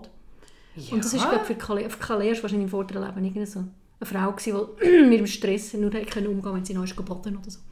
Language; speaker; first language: German; native; German